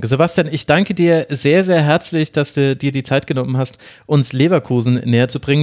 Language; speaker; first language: German; native; German